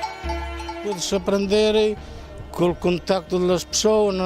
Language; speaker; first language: Portuguese; non-native, local second language; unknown